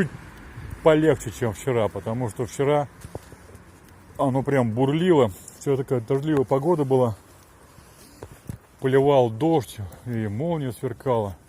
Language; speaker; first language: Russian; native; Russian